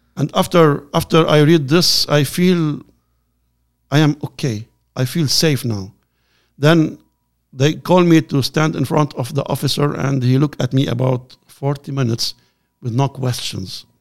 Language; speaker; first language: English; non-native, learner; Arabic